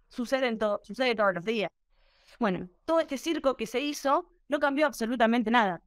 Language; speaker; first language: Spanish; native; Spanish